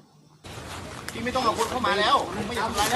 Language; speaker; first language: Thai; native; Thai